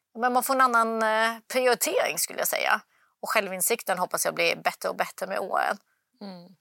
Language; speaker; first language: Swedish; early bilingual, other home language; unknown